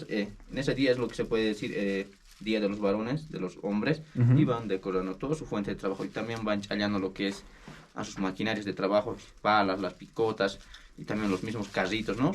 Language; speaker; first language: Spanish; native; Spanish